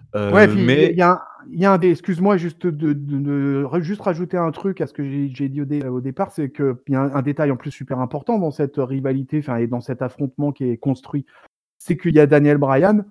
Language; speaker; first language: French; native; French